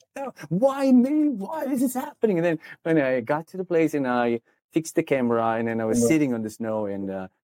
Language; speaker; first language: English; non-native, fluent; Italian